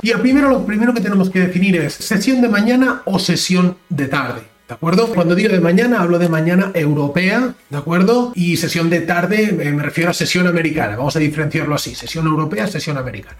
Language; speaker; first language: Spanish; native; Spanish